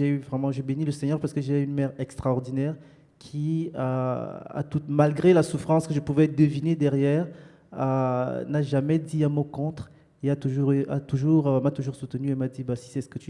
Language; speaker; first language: French; native; French